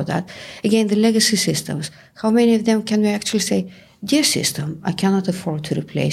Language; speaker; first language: English; non-native, fluent; Bulgarian